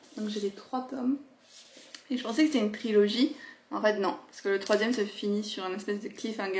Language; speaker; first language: French; native; French